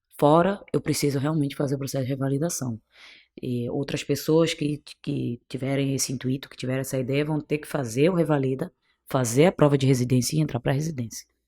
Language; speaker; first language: Portuguese; non-native, local second language; Kabuverdianu